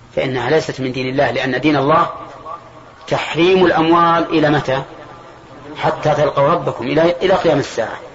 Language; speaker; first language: Arabic; native; Arabic